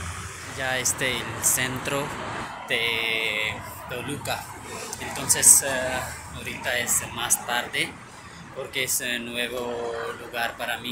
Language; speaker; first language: Spanish; non-native, learner; Urdu